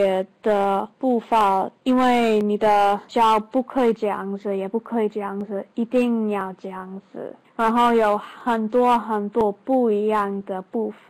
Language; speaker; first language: Chinese; non-native, learner; English